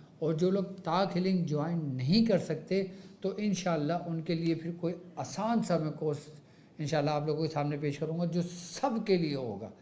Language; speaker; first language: Urdu; native; Urdu